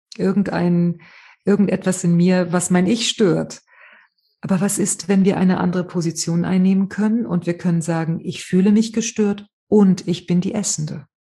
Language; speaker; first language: German; non-native, fluent; Spanish